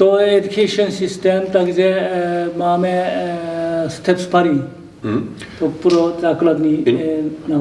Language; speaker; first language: Czech; non-native, learner; Korean